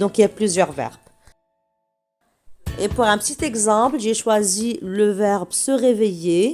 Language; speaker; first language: French; non-native, local second language; Arabic